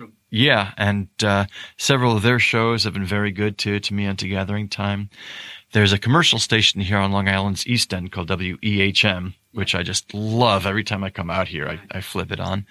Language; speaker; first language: English; native; English